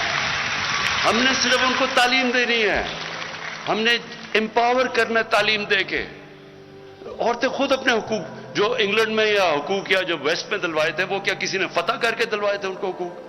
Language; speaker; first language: Urdu; native; Urdu